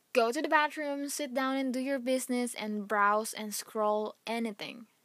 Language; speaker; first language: English; non-native, local second language; Filipino